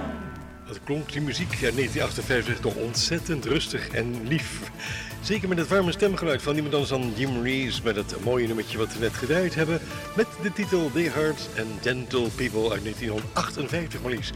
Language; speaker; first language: Dutch; native; Dutch